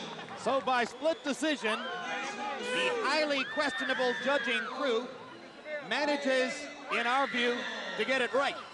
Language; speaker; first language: English; native; English